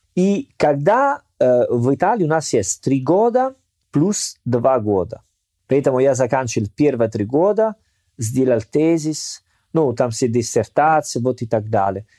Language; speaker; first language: Russian; non-native, learner; Italian